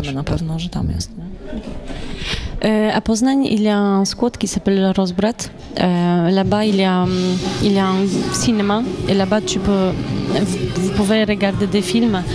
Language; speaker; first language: French; non-native, fluent; Polish